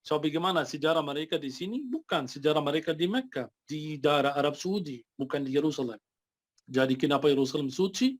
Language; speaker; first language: Indonesian; non-native, fluent; Arabic